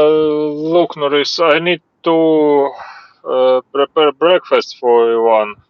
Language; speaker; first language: English; non-native, learner; Russian